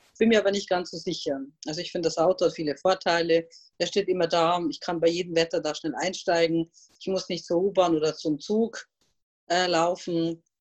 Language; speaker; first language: German; non-native, fluent; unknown